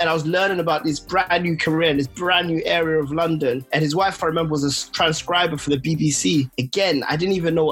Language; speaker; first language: English; native; English